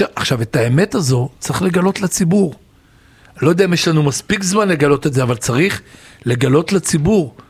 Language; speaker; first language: Hebrew; native; Hebrew